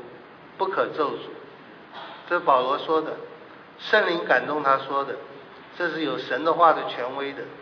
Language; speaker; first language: Chinese; native; Chinese